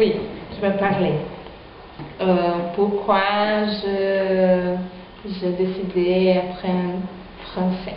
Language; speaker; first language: French; non-native, learner; Portuguese